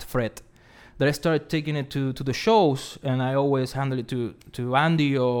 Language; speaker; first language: English; non-native, fluent; Spanish